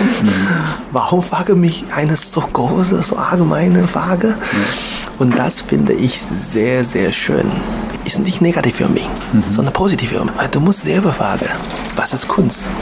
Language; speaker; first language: German; non-native, learner; Chinese